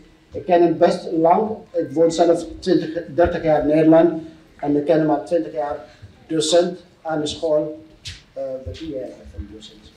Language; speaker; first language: Dutch; non-native, fluent; Amharic